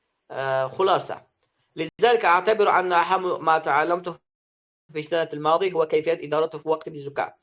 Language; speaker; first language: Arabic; non-native, fluent; Uzbek